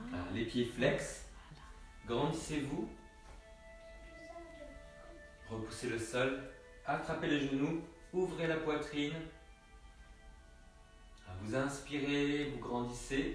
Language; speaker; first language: French; native; French